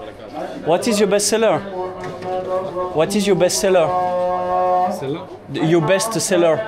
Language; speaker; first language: English; non-native, learner; French